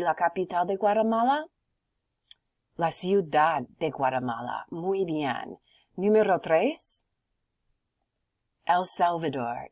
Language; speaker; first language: Spanish; non-native, learner; English